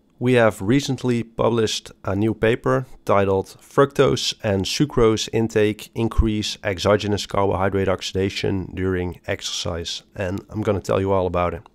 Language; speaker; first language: English; non-native, fluent; Dutch